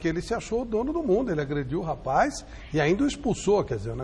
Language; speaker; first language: Portuguese; native; Portuguese